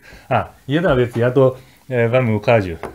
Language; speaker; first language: Czech; non-native, fluent; Japanese